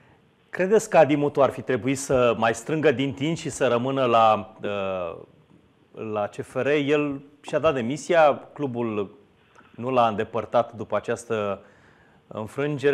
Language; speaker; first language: Romanian; native; Romanian